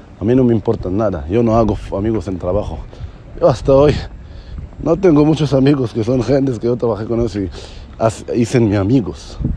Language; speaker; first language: Spanish; non-native, fluent; Hebrew